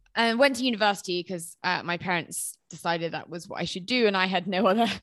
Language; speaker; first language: English; native; English